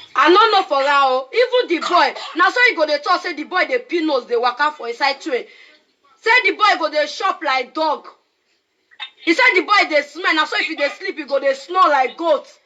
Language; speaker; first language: Nigerian Pidgin; non-native, local second language; Yoruba